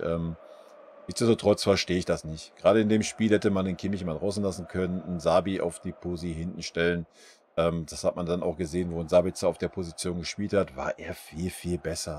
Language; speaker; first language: German; native; German